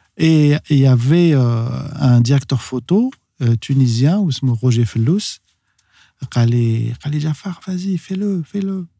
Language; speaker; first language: French; non-native, local second language; Arabic